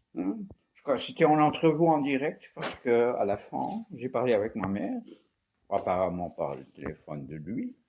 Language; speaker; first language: French; non-native, fluent; Portuguese